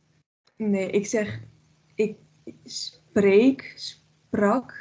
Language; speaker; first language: Dutch; native; Dutch